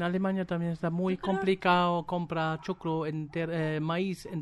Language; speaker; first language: Spanish; non-native, fluent; German